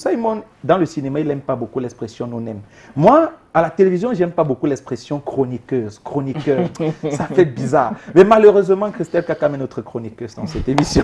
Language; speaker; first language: French; native; French